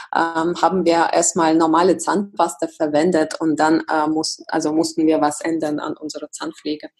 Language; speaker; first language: German; non-native, fluent; Russian